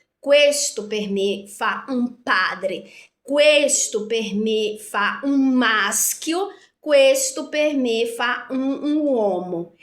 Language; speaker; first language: Italian; non-native, fluent; Portuguese